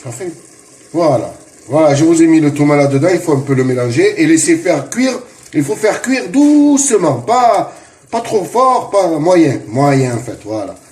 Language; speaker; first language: French; non-native, local second language; Arabic